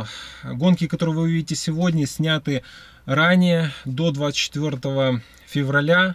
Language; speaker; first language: Russian; native; Russian